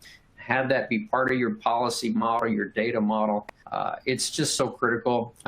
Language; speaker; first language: English; native; English